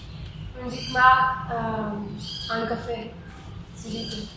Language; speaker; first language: German; non-native, learner; Spanish